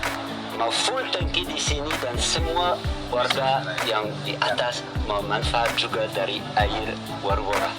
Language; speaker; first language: Indonesian; non-native, learner; French